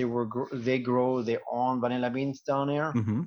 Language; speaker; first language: English; non-native, fluent; French